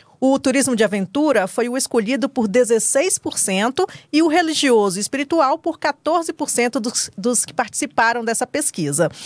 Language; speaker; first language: Portuguese; native; Portuguese